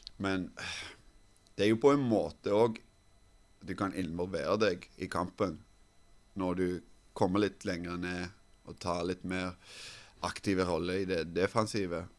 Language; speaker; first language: Norwegian; non-native, fluent; Finnish